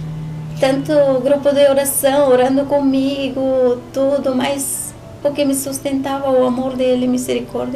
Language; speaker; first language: Portuguese; non-native, learner; Spanish